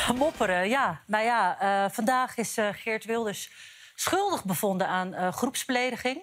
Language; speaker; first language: Dutch; early bilingual, other home language; Turkish